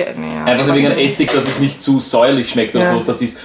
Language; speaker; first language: German; native; German